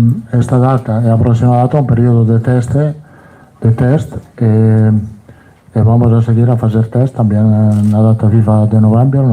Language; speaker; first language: Portuguese; non-native, fluent; Italian